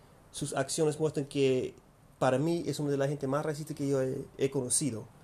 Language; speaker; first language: Spanish; non-native, fluent; English